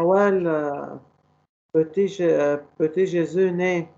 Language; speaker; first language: French; non-native, learner; Arabic